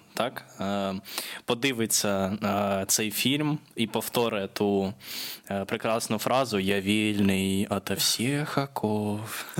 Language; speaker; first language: Ukrainian; non-native, local second language; Russian